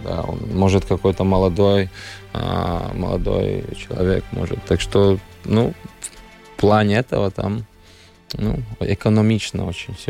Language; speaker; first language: Russian; non-native, local second language; Latvian